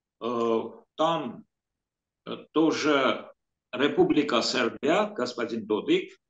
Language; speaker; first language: Russian; non-native, local second language; Armenian